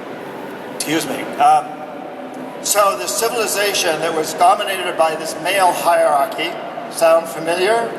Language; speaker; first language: English; native; English